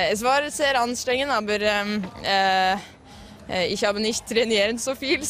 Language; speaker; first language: German; non-native, learner; Norwegian